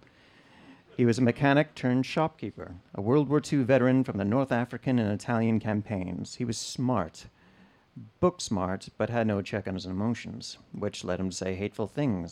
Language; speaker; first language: English; native; English